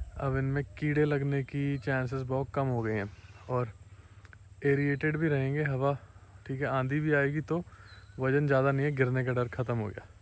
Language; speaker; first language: Hindi; non-native, local second language; Punjabi